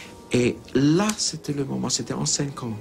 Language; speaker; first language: French; non-native, fluent; Hungarian